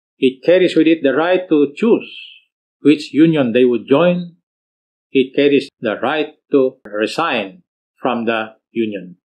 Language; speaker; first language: English; non-native, local second language; Filipino